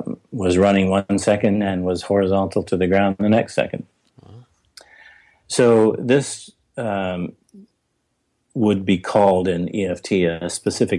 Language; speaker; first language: English; native; English